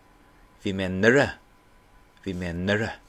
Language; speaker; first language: Irish; non-native, learner; English